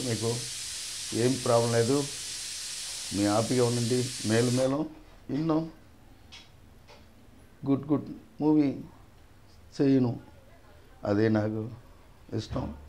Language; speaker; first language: Telugu; non-native, local second language; Tamil